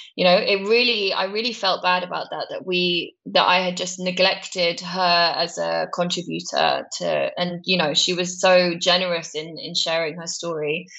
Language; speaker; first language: English; native; English